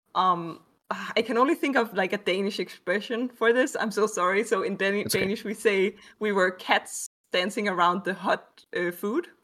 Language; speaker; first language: English; non-native, fluent; Danish